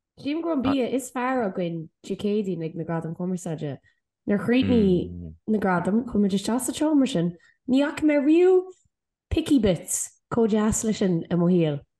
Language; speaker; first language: Irish; native; Irish